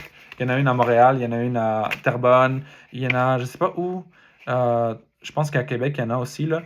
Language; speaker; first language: French; native; French